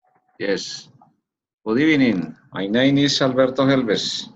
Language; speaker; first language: English; non-native, learner; Spanish